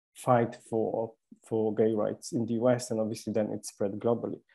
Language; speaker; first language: English; non-native, fluent; Polish